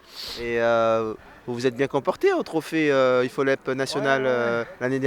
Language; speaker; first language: French; native; French